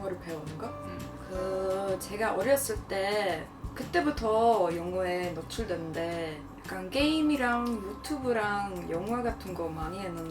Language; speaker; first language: Korean; non-native, fluent; Swedish